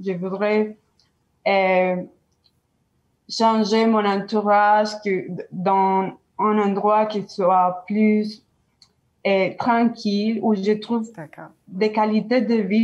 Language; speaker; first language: French; non-native, learner; Spanish